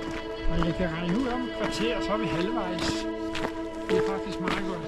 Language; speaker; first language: Danish; native; Danish